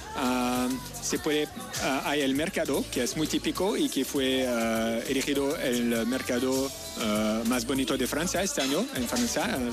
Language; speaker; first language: Spanish; non-native, learner; French